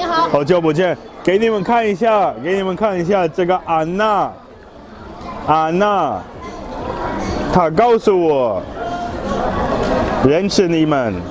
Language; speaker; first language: Chinese; non-native, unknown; German